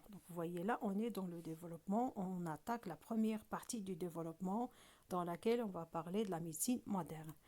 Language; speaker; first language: French; non-native, local second language; Arabic